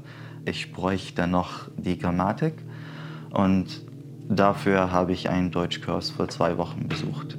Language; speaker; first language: German; non-native, fluent; Arabic